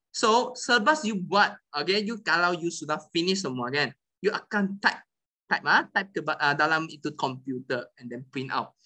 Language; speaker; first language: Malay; non-native, local second language; Chinese